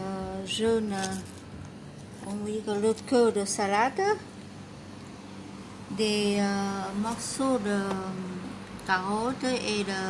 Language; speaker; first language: French; non-native, fluent; Vietnamese